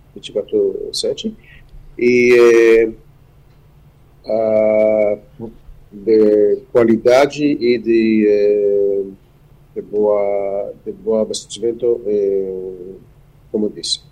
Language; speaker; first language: Portuguese; non-native, fluent; Hebrew